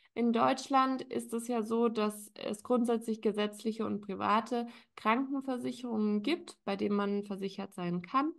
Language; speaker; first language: German; native; German